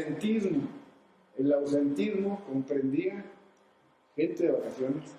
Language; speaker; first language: Spanish; native; Spanish